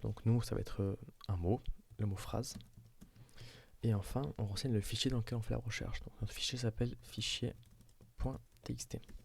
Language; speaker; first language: French; native; French